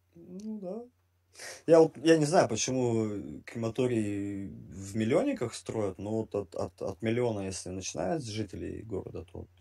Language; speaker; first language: Russian; native; Russian